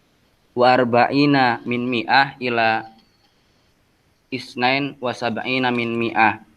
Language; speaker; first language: Arabic; non-native, learner; Indonesian